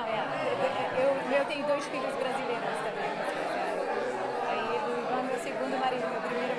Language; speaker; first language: Portuguese; non-native, fluent; English